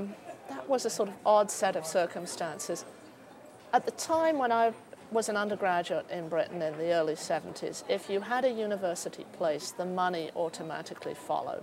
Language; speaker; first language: English; native; English